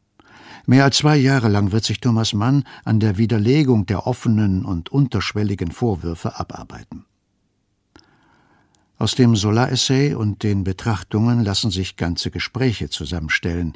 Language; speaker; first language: German; native; German